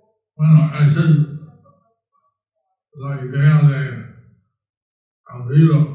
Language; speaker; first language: Spanish; non-native, learner; English